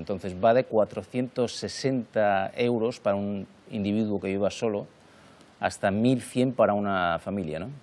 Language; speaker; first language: Spanish; native; Spanish